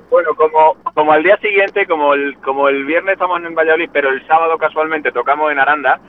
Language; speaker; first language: Spanish; native; Spanish